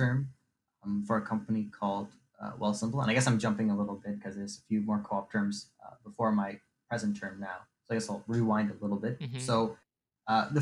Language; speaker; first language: English; native; English